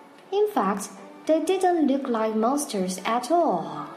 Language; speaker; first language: English; non-native, fluent; Chinese